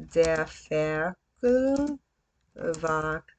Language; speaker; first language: German; non-native, learner; English